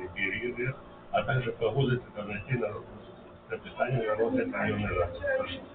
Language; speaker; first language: Ukrainian; non-native, local second language; Russian